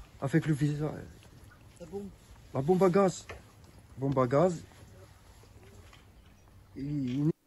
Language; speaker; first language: French; non-native, learner; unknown